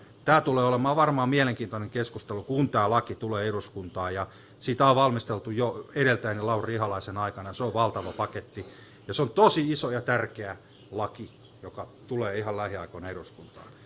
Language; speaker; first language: Finnish; native; Finnish